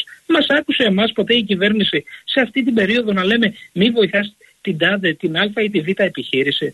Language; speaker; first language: Greek; native; Greek